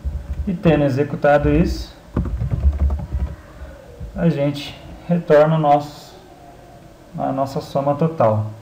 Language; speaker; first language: Portuguese; native; Portuguese